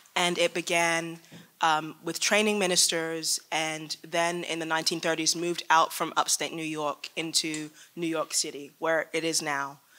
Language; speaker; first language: English; native; English